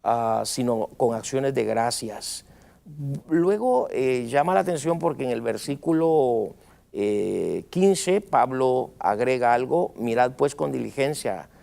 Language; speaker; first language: Spanish; native; Spanish